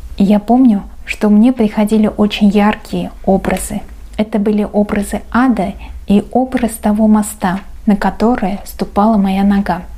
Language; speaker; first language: Russian; non-native, local second language; Uzbek